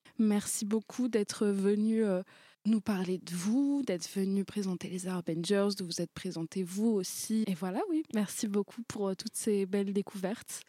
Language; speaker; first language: French; native; French